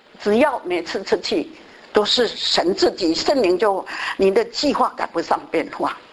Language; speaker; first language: Chinese; native; Chinese